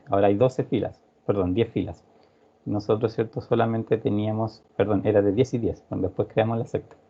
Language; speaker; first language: Spanish; native; Spanish